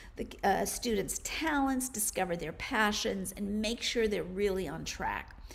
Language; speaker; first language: English; native; English